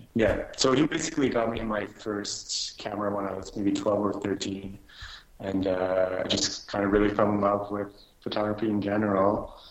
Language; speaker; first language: English; native; English